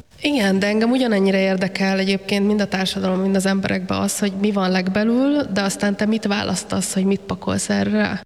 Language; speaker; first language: Hungarian; native; Hungarian